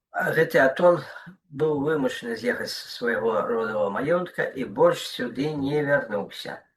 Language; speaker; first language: Belarusian; non-native, local second language; Russian